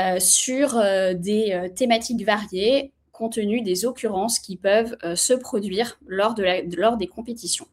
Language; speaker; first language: French; native; French